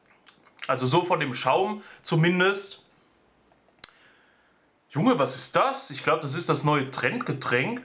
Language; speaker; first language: German; native; German